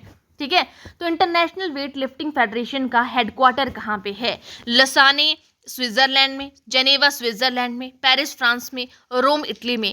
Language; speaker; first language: Hindi; native; Hindi